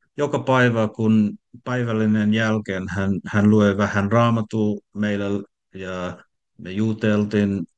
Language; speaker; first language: Finnish; non-native, learner; English